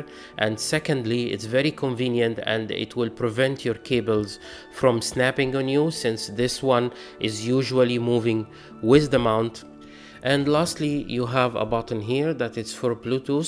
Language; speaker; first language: English; non-native, fluent; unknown